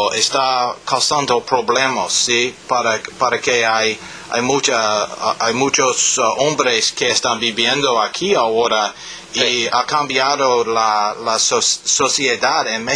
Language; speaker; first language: Spanish; non-native, learner; English